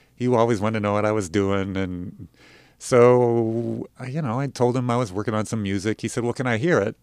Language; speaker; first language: English; native; English